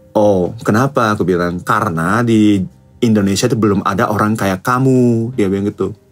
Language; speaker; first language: Indonesian; non-native, fluent; Japanese